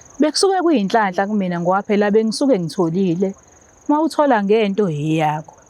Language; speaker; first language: Zulu; native; Zulu